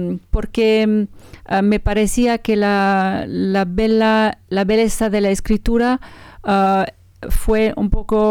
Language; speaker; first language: Spanish; non-native, learner; French